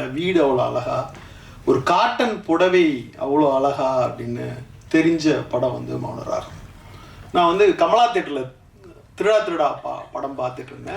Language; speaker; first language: Tamil; native; Tamil